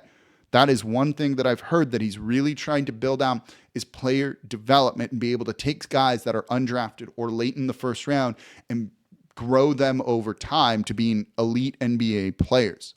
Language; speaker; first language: English; native; English